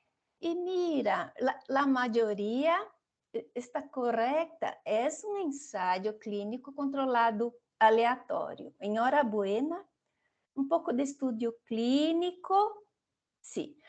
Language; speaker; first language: Spanish; non-native, fluent; Portuguese